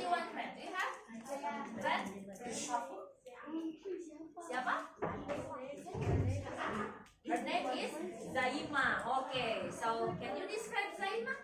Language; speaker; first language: English; non-native, learner; Indonesian